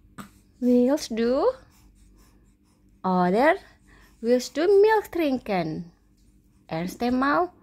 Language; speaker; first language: German; non-native, learner; Indonesian